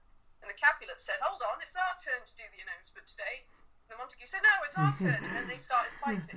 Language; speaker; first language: English; native; English